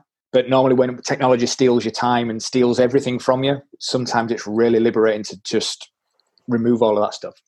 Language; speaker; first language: English; native; English